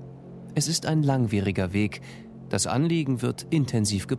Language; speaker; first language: German; native; German